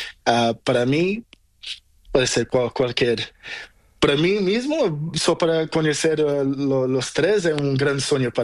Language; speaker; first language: Spanish; non-native, learner; Portuguese